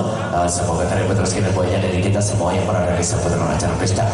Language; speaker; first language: Malay; native; Malay